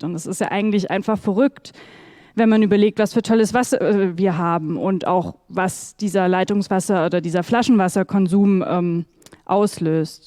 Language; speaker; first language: German; native; German